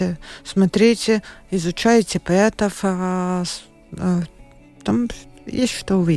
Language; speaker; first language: Russian; non-native, local second language; Latvian